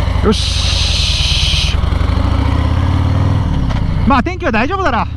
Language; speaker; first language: Japanese; native; Japanese